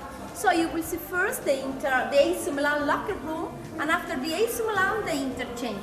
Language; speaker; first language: English; non-native, fluent; Italian